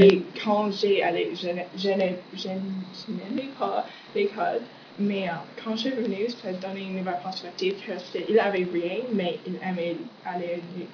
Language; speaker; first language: French; non-native, learner; English